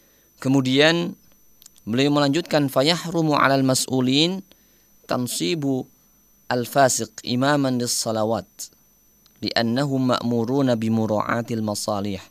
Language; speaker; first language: Indonesian; native; Indonesian